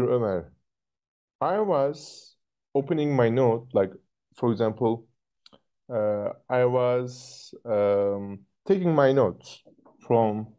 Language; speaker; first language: English; non-native, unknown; Turkish